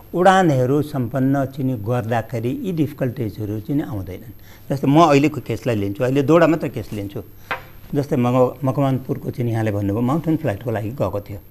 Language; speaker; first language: Nepali; native; Nepali